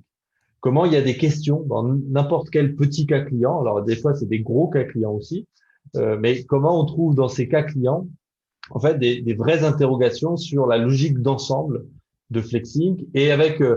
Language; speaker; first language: French; native; French